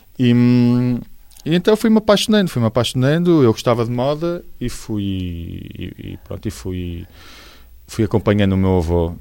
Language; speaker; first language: Portuguese; native; Portuguese